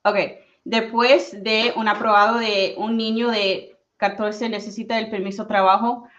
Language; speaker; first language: Spanish; early bilingual, heritage; Spanish